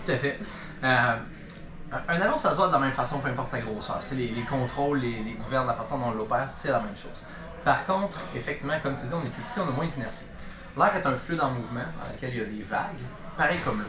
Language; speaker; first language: French; native; French